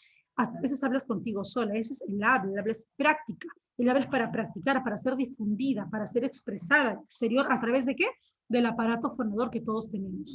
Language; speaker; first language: Spanish; native; Spanish